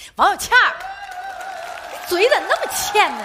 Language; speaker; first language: Chinese; native; Chinese